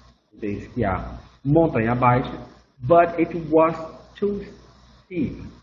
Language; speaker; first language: English; non-native, fluent; Portuguese